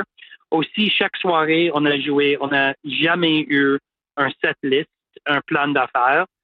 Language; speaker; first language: French; non-native, local second language; English